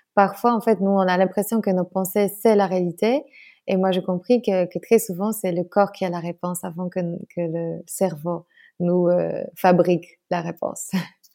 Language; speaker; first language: French; non-native, fluent; Polish